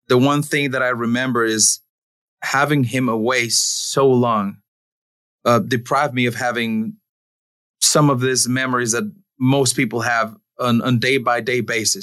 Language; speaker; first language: English; non-native, fluent; Spanish